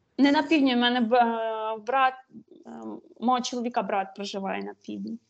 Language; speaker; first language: Ukrainian; native; Ukrainian